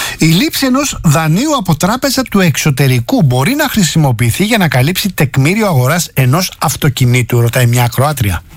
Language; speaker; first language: Greek; native; Greek